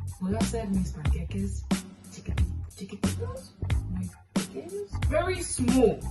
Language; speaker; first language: Spanish; non-native, learner; English